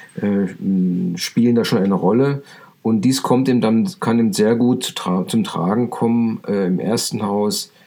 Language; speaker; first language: German; native; German